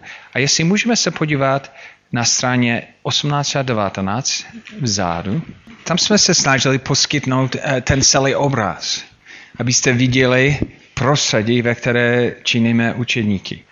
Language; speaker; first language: Czech; non-native, fluent; English